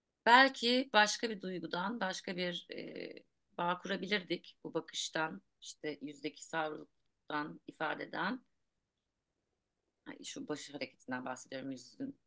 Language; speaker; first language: Turkish; native; Turkish